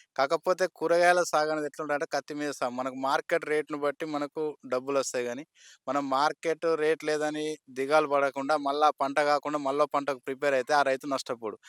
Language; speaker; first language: Telugu; native; Telugu